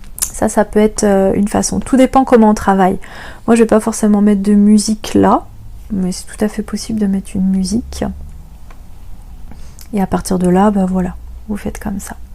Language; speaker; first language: French; native; French